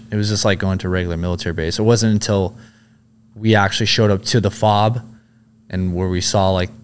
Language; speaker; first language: English; native; English